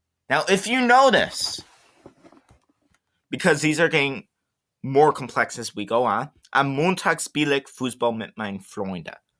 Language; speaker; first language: German; non-native, learner; English